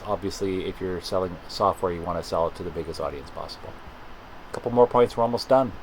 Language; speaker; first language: English; native; English